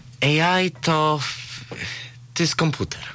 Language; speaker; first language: Polish; early bilingual, heritage; Polish